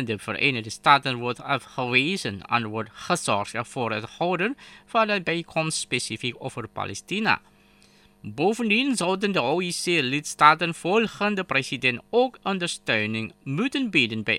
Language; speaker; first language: Dutch; non-native, fluent; Indonesian